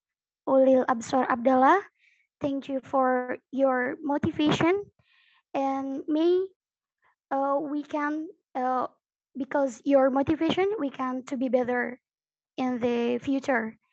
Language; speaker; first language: English; non-native, learner; Indonesian